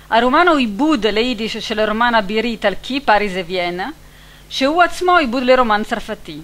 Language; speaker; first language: Hebrew; non-native, fluent; Italian